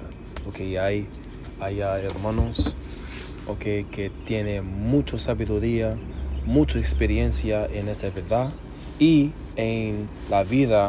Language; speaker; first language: Spanish; non-native, learner; English